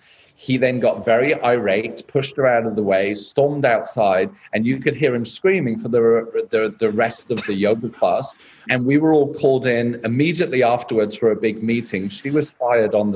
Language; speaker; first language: English; native; English